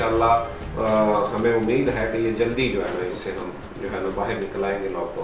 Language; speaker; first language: Urdu; native; Urdu